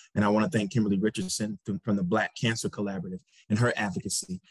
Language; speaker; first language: English; native; English